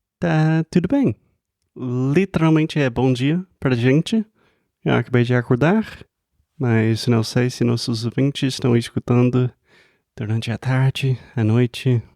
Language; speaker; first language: Portuguese; non-native, fluent; English